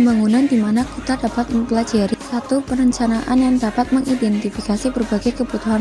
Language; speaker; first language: Indonesian; native; Indonesian